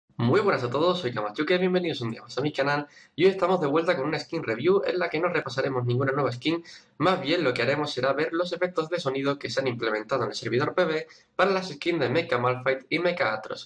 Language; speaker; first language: Spanish; native; Spanish